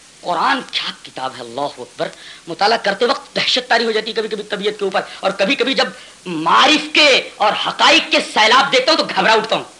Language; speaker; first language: Urdu; native; Urdu